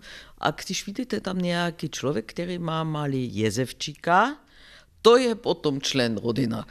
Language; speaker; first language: Czech; non-native, fluent; German